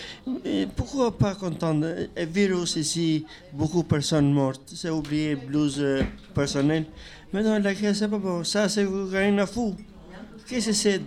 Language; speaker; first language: French; non-native, learner; Albanian